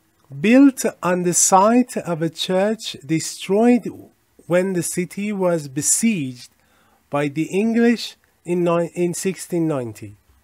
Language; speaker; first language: English; non-native, fluent; Persian